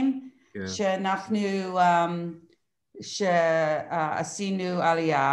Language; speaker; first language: Hebrew; non-native, learner; English